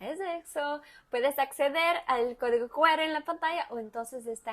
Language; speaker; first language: Spanish; non-native, fluent; Portuguese